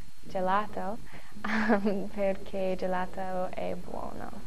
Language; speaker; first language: Italian; non-native, learner; English